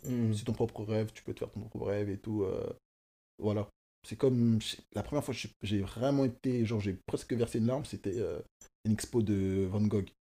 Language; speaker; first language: French; early bilingual, other home language; Kongo